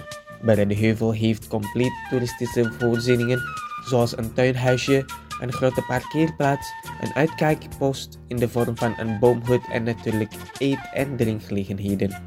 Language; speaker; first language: Dutch; non-native, fluent; Indonesian